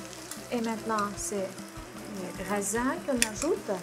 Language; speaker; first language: French; non-native, fluent; Azerbaijani